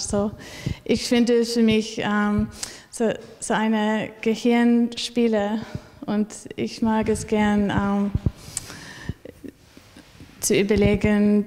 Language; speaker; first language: German; non-native, learner; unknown